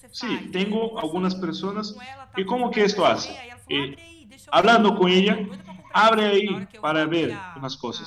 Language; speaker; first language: Spanish; non-native, learner; Portuguese